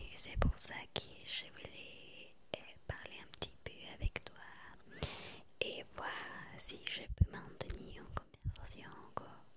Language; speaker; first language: French; non-native, learner; Spanish